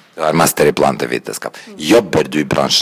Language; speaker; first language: Norwegian; non-native, fluent; Croatian